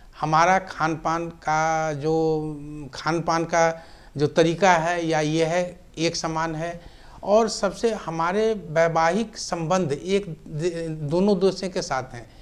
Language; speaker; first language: Hindi; native; Hindi